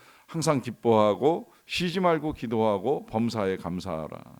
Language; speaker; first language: Korean; native; Korean